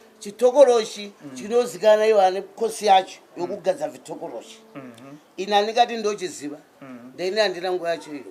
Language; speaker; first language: Shona; non-native, fluent; Nyanja